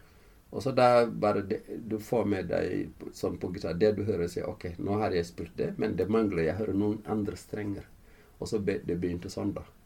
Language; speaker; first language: Norwegian; non-native, fluent; Fula